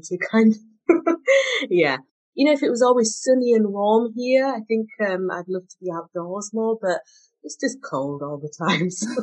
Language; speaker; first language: English; native; English